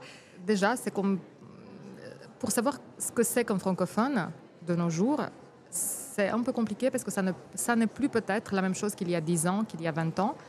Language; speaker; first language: French; non-native, fluent; Romanian